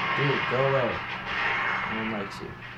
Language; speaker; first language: English; native; English